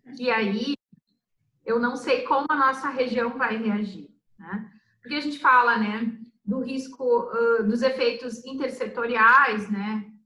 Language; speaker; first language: Portuguese; native; Portuguese